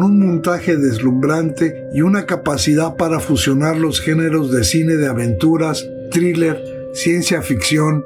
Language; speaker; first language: Spanish; native; Spanish